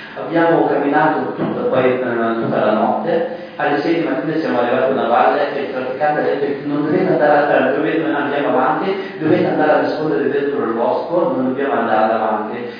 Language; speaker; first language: Italian; non-native, fluent; Persian